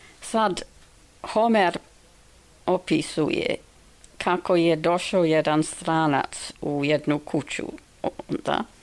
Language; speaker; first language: Serbian; non-native, fluent; English